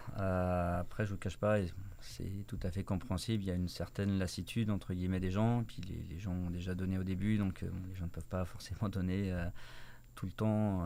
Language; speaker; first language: French; native; French